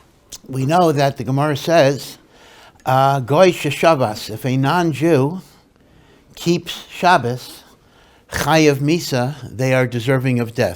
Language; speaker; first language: English; native; English